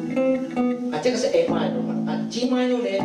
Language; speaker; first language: Chinese; non-native, fluent; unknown